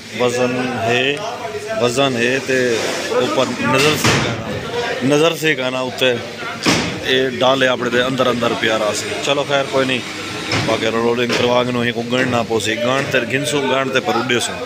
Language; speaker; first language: Punjabi; non-native, local second language; Saraiki